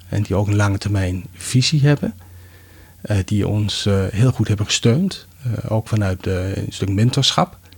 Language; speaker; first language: Dutch; non-native, fluent; Danish